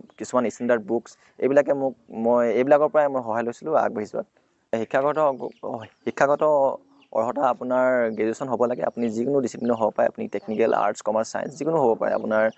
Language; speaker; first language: Assamese; native; Assamese